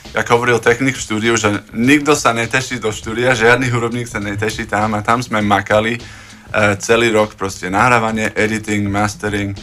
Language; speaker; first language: Slovak; non-native, fluent; English